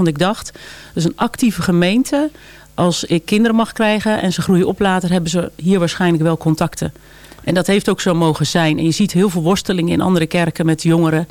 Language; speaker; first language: Dutch; native; Dutch